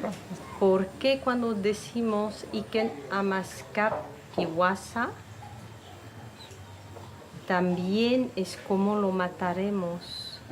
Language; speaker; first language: Spanish; non-native, fluent; French